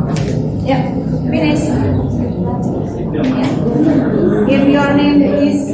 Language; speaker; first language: English; non-native, learner; Indonesian